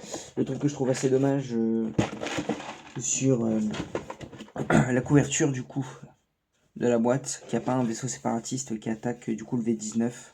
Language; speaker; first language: French; native; French